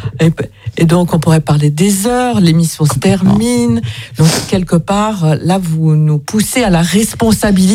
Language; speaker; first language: French; native; French